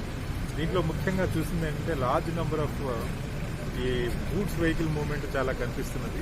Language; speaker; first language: Telugu; native; Telugu